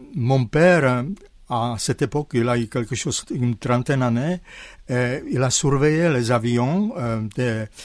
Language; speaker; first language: French; non-native, fluent; Czech